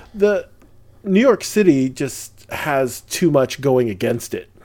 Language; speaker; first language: English; early bilingual, other home language; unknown